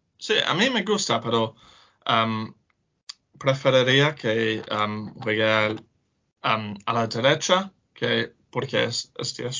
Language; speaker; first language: Spanish; non-native, learner; English